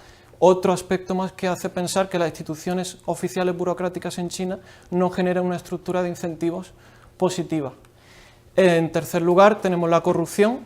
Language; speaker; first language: Spanish; native; Spanish